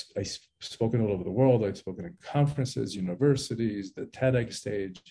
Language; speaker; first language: English; early bilingual, other home language; Spanish